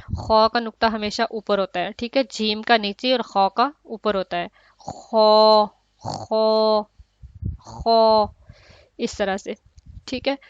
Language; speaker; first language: Urdu; native; Urdu